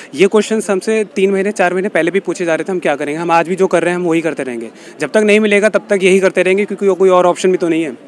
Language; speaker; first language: Hindi; native; Hindi